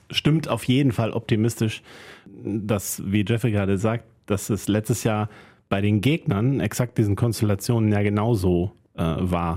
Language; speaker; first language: German; native; German